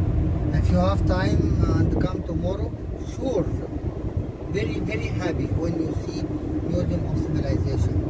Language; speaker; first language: English; non-native, learner; Arabic